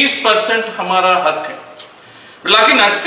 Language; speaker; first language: Hindi; non-native, local second language; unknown